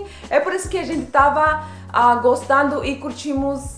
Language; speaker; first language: Portuguese; non-native, fluent; Spanish